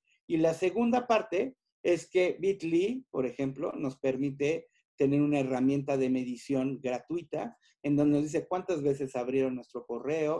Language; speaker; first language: Spanish; native; Spanish